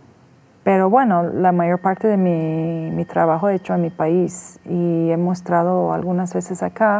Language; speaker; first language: Spanish; non-native, fluent; Persian